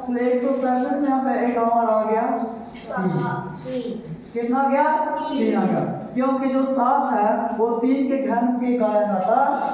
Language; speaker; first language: Hindi; native; Hindi